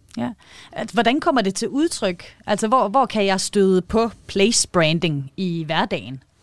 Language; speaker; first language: Danish; native; Danish